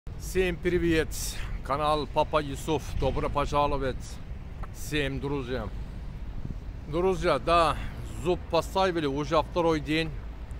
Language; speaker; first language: Russian; non-native, learner; Turkish